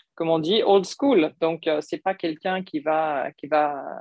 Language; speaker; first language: French; non-native, fluent; English